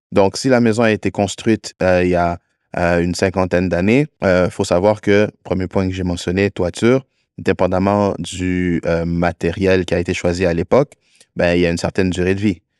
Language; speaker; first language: French; native; French